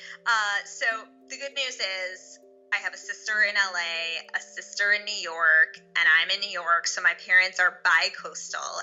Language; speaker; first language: English; native; English